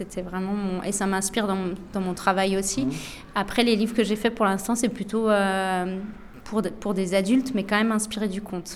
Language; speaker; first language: French; native; French